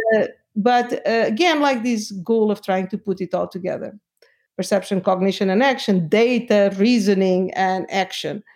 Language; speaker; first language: English; non-native, fluent; Portuguese